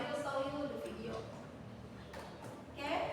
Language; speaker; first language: English; non-native, learner; Indonesian